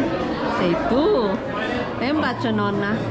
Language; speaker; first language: Italian; non-native, fluent; Filipino